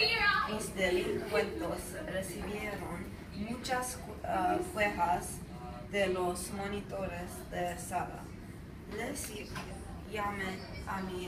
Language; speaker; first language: Spanish; non-native, learner; English